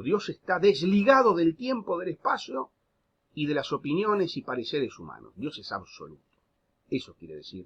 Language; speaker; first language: Spanish; native; Spanish